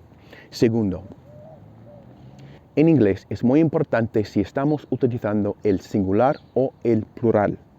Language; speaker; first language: Spanish; non-native, fluent; English